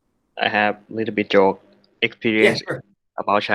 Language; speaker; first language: English; non-native, learner; Thai